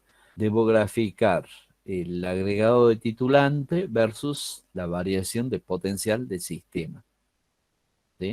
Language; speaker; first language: Spanish; native; Spanish